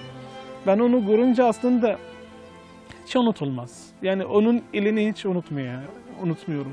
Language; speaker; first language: Turkish; non-native, fluent; Arabic